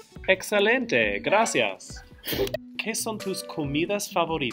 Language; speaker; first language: Spanish; non-native, learner; English